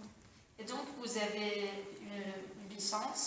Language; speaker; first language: French; non-native, fluent; Italian